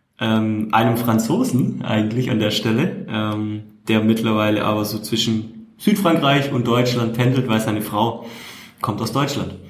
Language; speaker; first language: German; native; German